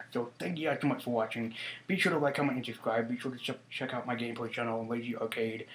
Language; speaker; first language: English; native; English